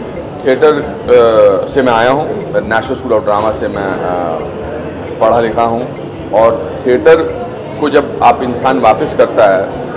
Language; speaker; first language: Hindi; native; Hindi